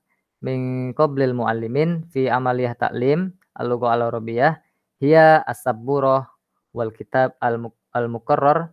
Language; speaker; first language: Arabic; non-native, learner; Indonesian